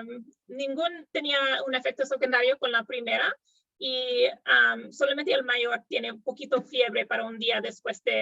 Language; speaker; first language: Spanish; non-native, fluent; English